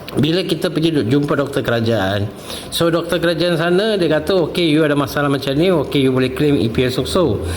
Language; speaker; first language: Malay; non-native, local second language; Tamil